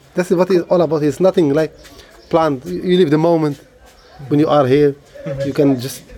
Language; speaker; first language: English; non-native, learner; Arabic